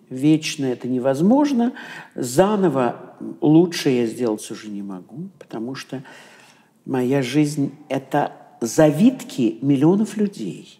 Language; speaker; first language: Russian; native; Russian